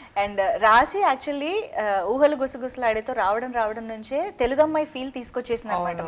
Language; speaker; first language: Telugu; native; Telugu